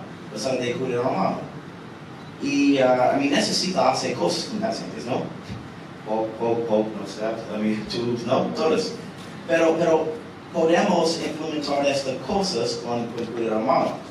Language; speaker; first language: Spanish; early bilingual, heritage; English